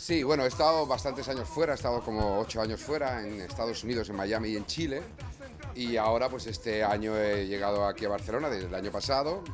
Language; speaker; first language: Spanish; native; Spanish